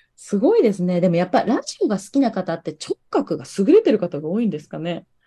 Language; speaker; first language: Japanese; native; Japanese